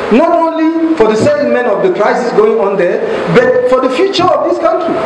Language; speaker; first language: English; non-native, local second language; French